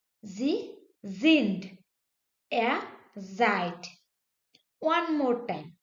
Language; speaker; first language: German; non-native, learner; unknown